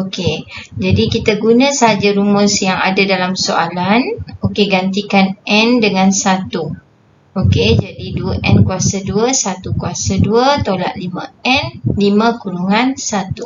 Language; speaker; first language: Malay; native; Malay